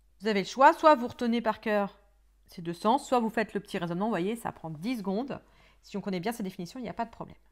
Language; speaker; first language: French; native; French